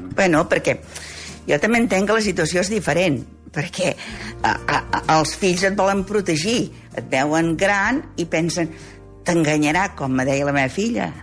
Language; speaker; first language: Catalan; native; Catalan